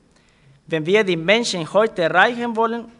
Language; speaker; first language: German; non-native, fluent; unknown